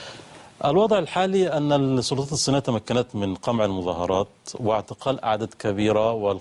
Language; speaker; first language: Arabic; native; Arabic